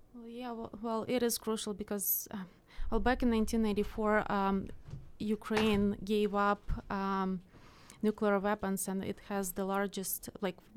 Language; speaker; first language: English; non-native, fluent; Ukrainian